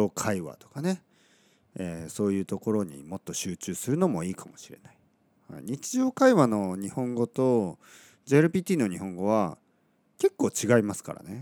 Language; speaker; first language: Japanese; native; Japanese